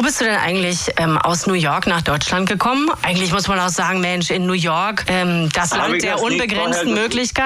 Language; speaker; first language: German; native; German